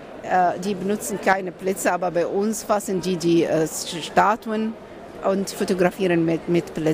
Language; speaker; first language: German; non-native, fluent; Arabic